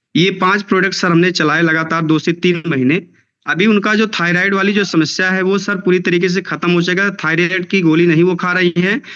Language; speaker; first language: Hindi; native; Hindi